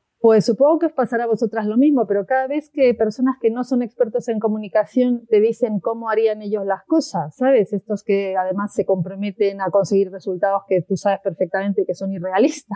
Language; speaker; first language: Spanish; native; Spanish